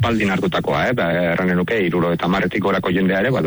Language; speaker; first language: Basque; non-native, local second language; Spanish